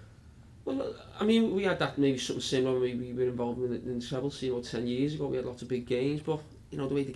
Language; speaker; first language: English; native; English